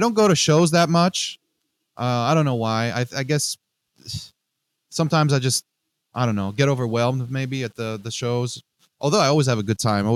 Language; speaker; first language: English; non-native, fluent; Greek